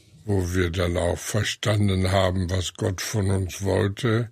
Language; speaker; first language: German; native; German